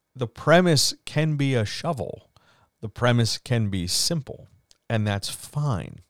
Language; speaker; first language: English; native; English